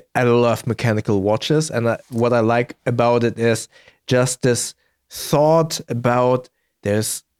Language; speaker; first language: English; early bilingual, heritage; German